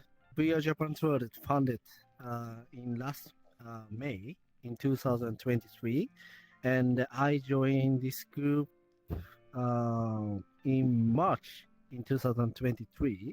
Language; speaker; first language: English; non-native, learner; Japanese